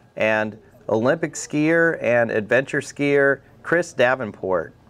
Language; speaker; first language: English; native; English